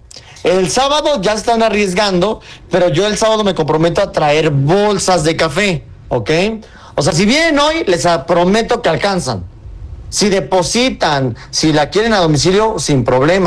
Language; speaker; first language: Spanish; native; Spanish